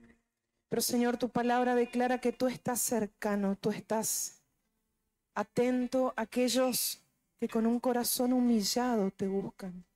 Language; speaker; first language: Spanish; native; Spanish